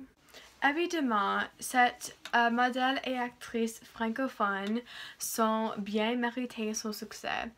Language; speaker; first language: French; non-native, learner; English